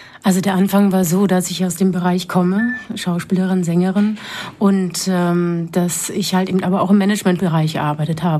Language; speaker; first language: German; native; German